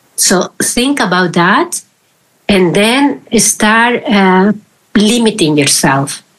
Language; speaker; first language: English; non-native, fluent; Spanish